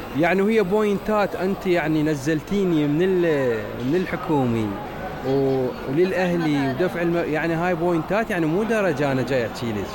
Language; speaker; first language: Arabic; native; Arabic